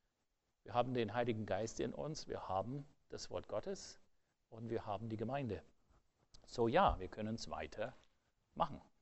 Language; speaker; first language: German; non-native, fluent; English